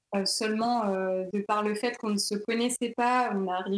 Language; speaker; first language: French; native; French